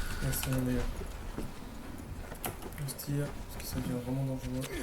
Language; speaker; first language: French; native; French